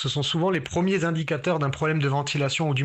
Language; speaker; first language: French; native; French